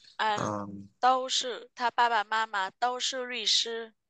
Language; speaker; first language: Chinese; non-native, fluent; Vietnamese